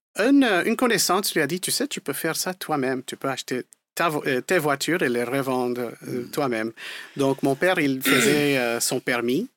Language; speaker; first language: French; non-native, fluent; Spanish